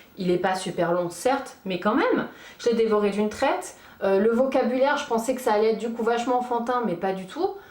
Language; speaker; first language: French; early bilingual, other home language; Portuguese